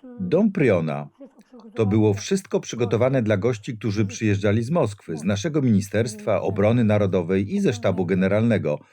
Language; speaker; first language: Polish; early bilingual, other home language; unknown